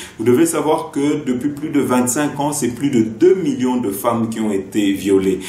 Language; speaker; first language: French; non-native, local second language; Lingala